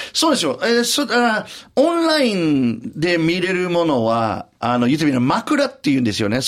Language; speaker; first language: Japanese; non-native, fluent; English